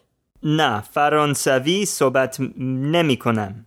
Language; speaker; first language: Persian; non-native, learner; English